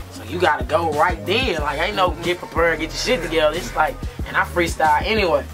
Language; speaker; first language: English; native; English